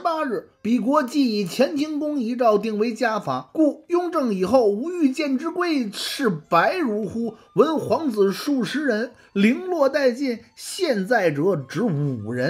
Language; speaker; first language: Chinese; native; Chinese